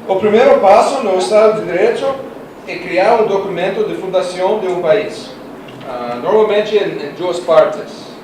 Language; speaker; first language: Portuguese; non-native, learner; Russian